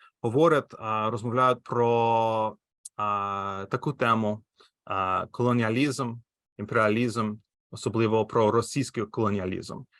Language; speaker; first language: Ukrainian; non-native, fluent; English